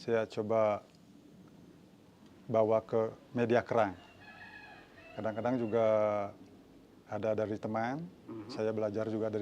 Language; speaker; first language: Indonesian; non-native, local second language; Balinese